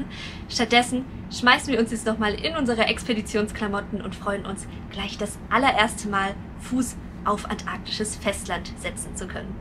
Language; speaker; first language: German; native; German